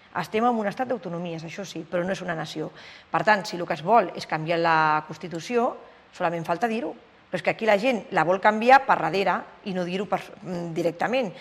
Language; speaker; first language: Catalan; non-native, local second language; Spanish